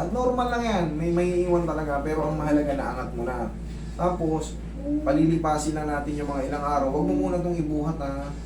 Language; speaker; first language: Filipino; native; Filipino